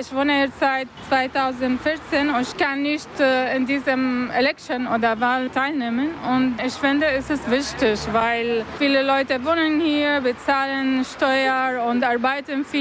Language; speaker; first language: German; non-native, learner; Arabic